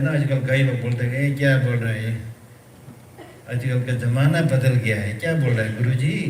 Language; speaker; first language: Hindi; early bilingual, other home language; Tibetan